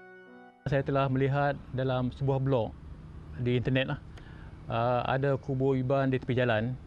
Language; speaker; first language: Malay; native; Malay